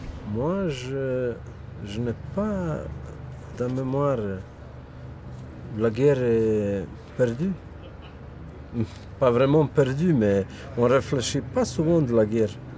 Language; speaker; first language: French; non-native, fluent; Bosnian